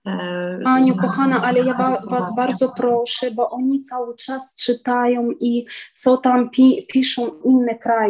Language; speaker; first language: Polish; non-native, learner; Ukrainian